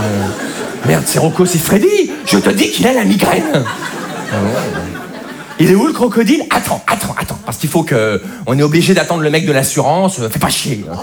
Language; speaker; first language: French; native; French